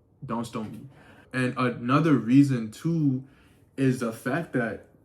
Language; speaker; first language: English; native; English